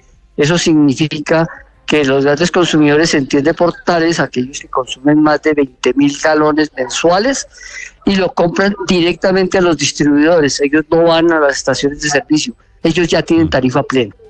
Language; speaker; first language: Spanish; native; Spanish